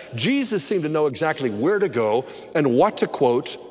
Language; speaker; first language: English; native; English